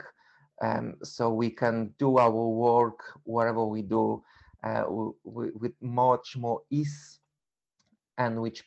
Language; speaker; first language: English; non-native, fluent; Polish